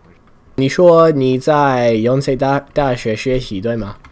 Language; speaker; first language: Chinese; non-native, fluent; English